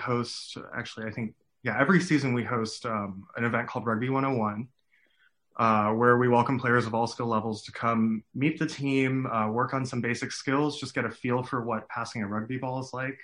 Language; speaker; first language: English; non-native, local second language; Cantonese